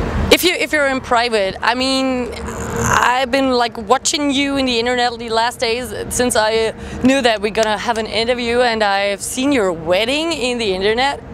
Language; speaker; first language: English; non-native, fluent; German